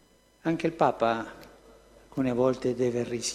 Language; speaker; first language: Italian; non-native, fluent; Spanish